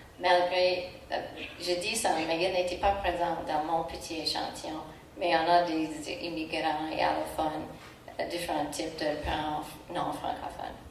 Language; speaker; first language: French; non-native, local second language; English